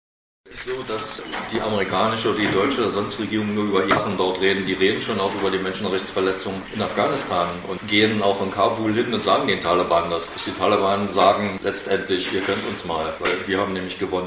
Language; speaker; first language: German; native; German